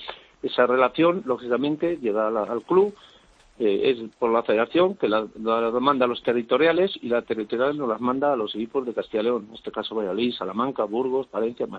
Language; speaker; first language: Spanish; native; Spanish